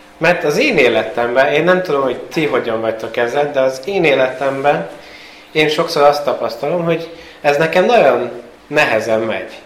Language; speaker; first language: Hungarian; early bilingual, heritage; Hungarian